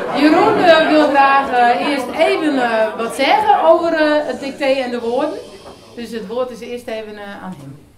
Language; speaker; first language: Dutch; native; Dutch